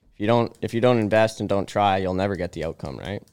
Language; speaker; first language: English; native; English